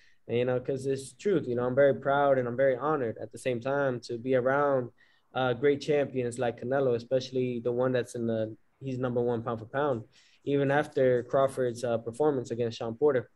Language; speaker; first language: English; early bilingual, other home language; Spanish